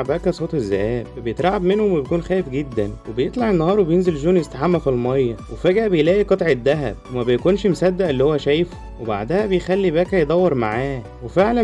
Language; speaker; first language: Arabic; native; Arabic